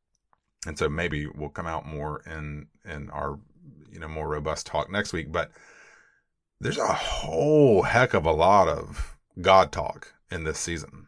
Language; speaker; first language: English; native; English